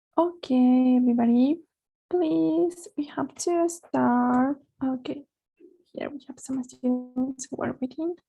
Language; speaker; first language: English; non-native, fluent; Spanish